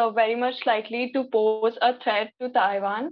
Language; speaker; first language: English; non-native, local second language; Hindi